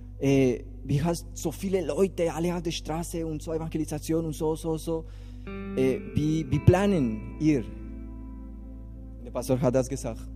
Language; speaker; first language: German; non-native, learner; Spanish